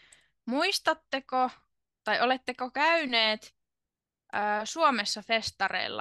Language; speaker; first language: Finnish; native; Finnish